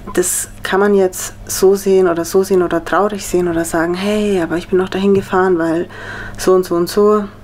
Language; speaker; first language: German; native; German